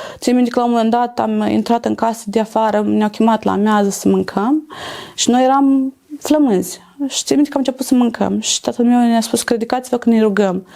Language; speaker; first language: Romanian; native; Romanian